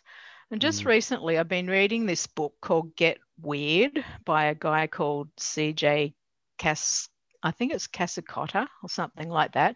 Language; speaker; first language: English; native; English